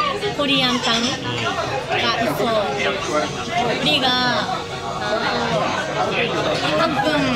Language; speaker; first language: Korean; non-native, learner; Japanese